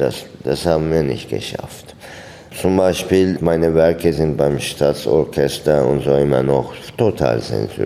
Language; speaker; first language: German; non-native, fluent; Turkish